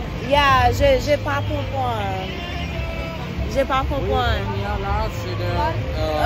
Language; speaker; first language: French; non-native, learner; Haitian Creole